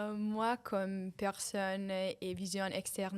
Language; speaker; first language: French; non-native, fluent; Italian